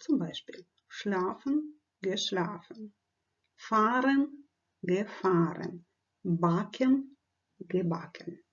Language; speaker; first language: German; non-native, fluent; Ukrainian